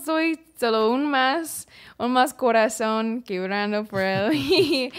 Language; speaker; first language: Spanish; non-native, learner; English